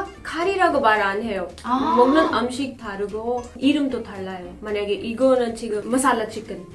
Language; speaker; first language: Korean; non-native, fluent; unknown